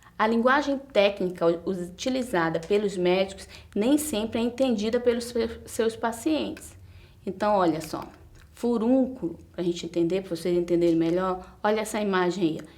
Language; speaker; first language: Portuguese; native; Portuguese